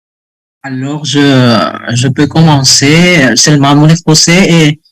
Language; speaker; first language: French; non-native, fluent; Spanish